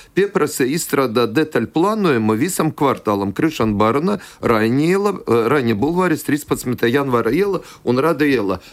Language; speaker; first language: Latvian; non-native, local second language; Russian